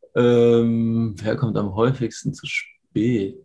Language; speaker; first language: German; native; German